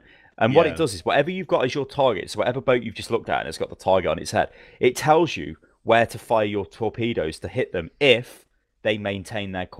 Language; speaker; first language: English; native; English